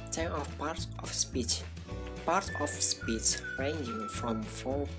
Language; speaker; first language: English; non-native, learner; Indonesian